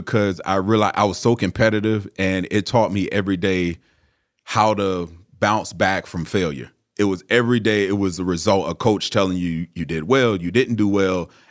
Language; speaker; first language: English; native; English